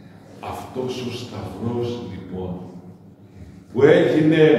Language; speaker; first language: Greek; native; Greek